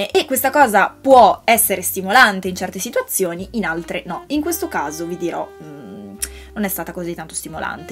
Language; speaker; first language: Italian; native; Italian